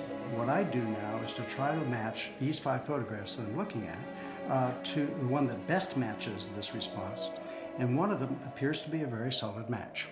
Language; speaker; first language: English; native; English